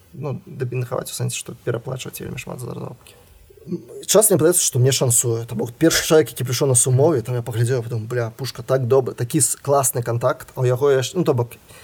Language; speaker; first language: Belarusian; non-native, local second language; Russian